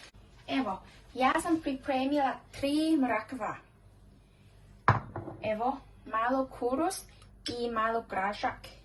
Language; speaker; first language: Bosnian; non-native, learner; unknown